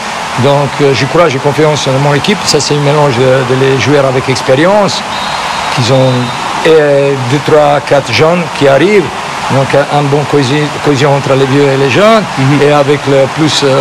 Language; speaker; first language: French; non-native, fluent; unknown